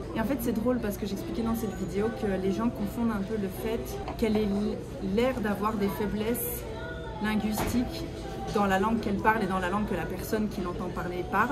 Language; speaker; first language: French; native; French